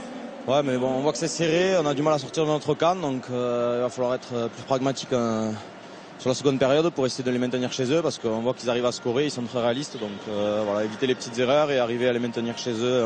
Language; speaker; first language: French; native; French